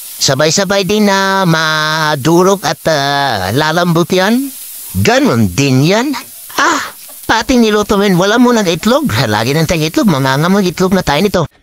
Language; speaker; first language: Filipino; non-native, local second language; Cebuano